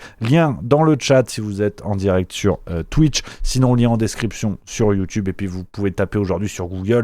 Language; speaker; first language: French; native; French